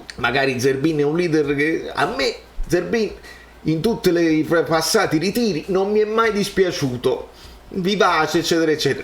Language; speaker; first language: Italian; native; Italian